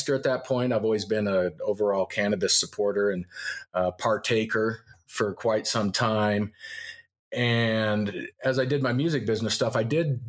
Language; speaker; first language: English; native; English